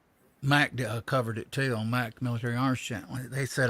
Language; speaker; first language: English; native; English